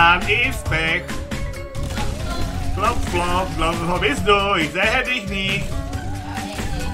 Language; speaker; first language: German; non-native, learner; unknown